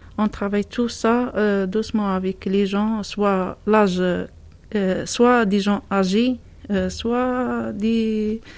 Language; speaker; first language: French; non-native, learner; Arabic